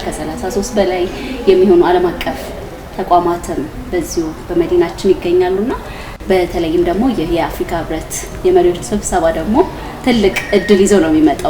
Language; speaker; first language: Amharic; native; Amharic